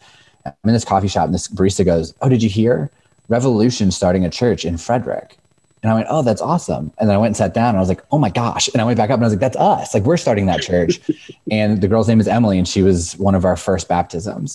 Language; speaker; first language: English; native; English